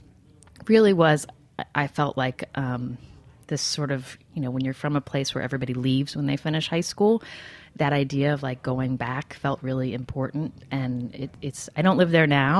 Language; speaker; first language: English; native; English